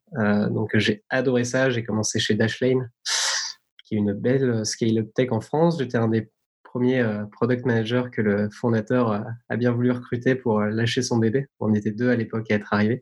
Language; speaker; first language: French; native; French